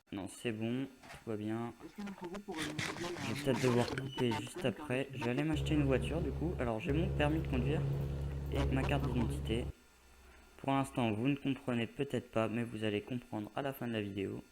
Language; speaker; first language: French; native; French